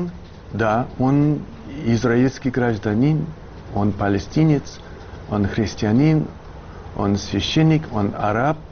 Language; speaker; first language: Russian; non-native, fluent; English